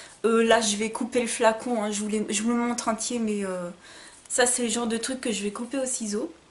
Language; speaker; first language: French; native; French